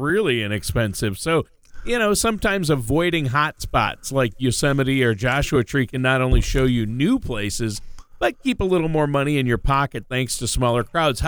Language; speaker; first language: English; native; English